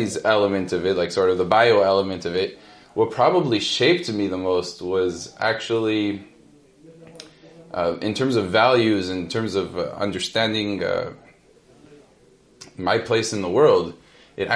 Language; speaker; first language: English; native; English